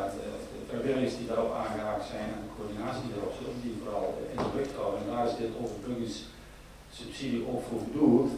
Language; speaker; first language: Dutch; native; Dutch